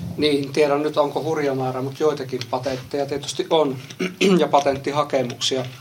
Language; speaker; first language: Finnish; native; Finnish